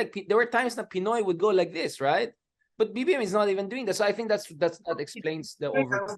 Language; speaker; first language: English; non-native, local second language; Filipino